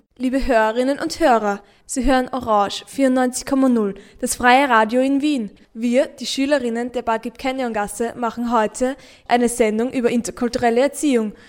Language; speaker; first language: German; native; German